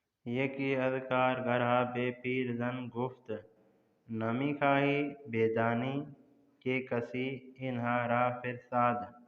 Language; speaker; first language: Persian; non-native, fluent; Urdu